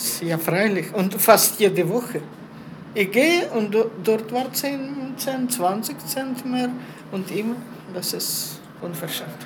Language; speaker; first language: German; non-native, learner; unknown